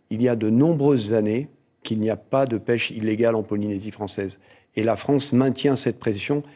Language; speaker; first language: French; native; French